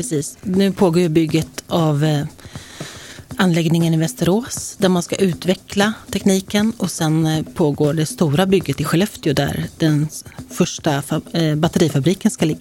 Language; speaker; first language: Swedish; native; Swedish